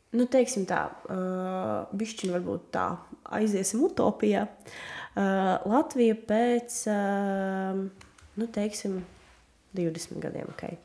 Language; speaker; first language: Latvian; non-native, local second language; Russian